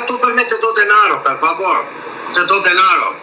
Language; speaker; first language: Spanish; non-native, learner; Albanian